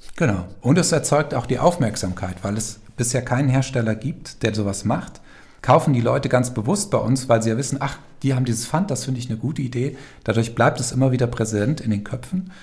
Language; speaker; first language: German; native; German